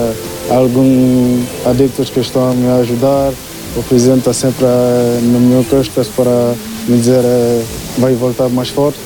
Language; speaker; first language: Portuguese; non-native, learner; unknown